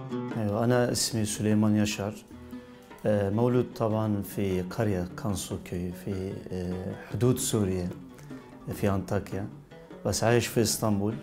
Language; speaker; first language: Arabic; non-native, local second language; Turkish